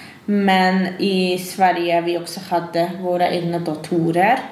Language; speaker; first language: Swedish; non-native, fluent; Hungarian